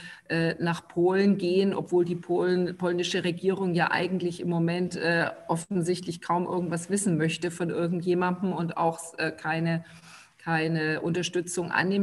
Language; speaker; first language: German; native; German